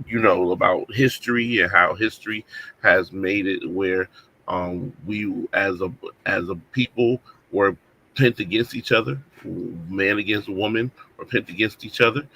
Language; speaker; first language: English; native; English